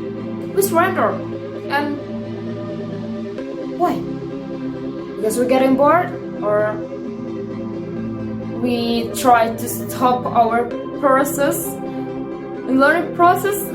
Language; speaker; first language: English; non-native, fluent; Indonesian